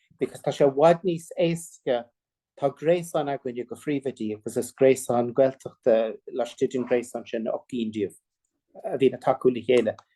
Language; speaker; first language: Irish; non-native, local second language; English